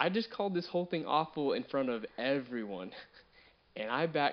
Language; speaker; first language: English; native; English